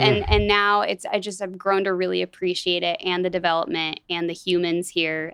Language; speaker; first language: English; native; English